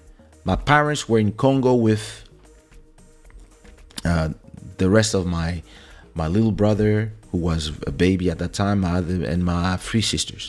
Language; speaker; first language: English; non-native, fluent; French